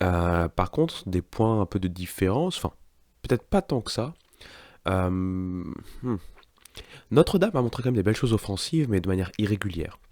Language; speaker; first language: French; native; French